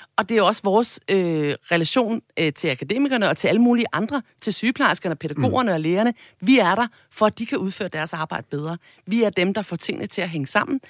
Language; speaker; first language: Danish; native; Danish